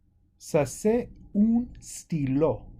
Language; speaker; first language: French; non-native, fluent; English